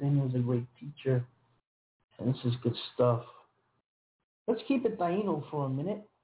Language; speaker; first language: English; early bilingual, other home language; Spanish